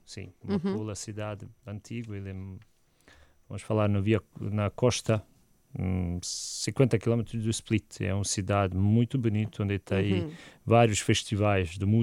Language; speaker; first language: Portuguese; non-native, learner; Croatian